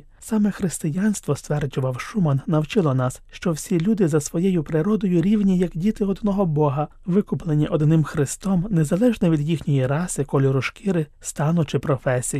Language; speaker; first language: Ukrainian; native; Ukrainian